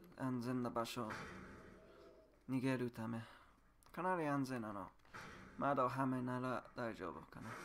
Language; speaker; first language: Japanese; non-native, learner; English